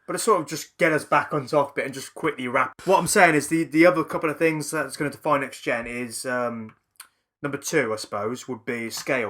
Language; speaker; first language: English; native; English